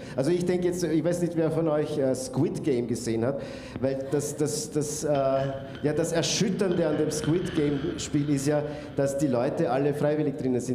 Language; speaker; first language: German; native; German